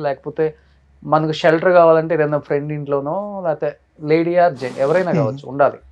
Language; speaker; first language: Telugu; native; Telugu